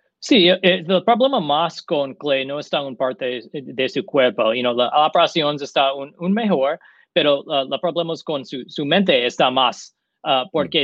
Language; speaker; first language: Spanish; non-native, learner; English